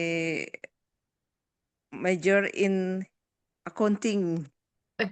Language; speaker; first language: English; non-native, learner; Indonesian